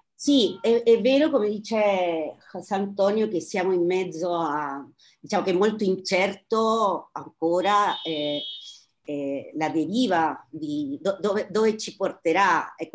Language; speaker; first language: Italian; non-native, fluent; Spanish